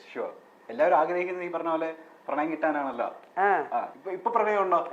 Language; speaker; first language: Malayalam; native; Malayalam